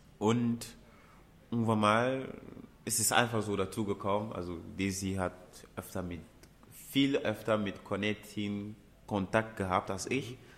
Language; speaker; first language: German; non-native, fluent; Ewe